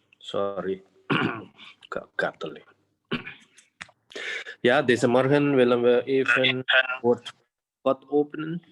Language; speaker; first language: Dutch; non-native, fluent; Indonesian